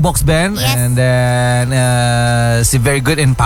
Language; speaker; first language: English; non-native, learner; Indonesian